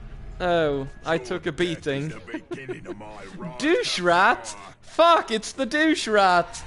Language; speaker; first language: English; native; English